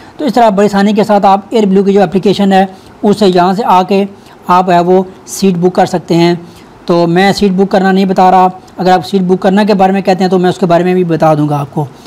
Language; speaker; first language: Urdu; non-native, local second language; Punjabi